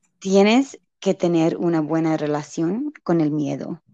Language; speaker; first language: Spanish; non-native, learner; English